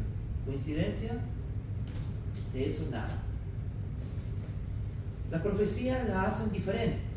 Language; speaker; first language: Spanish; native; Spanish